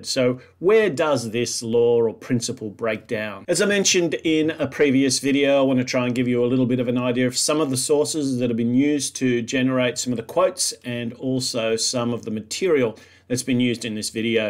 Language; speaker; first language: English; native; English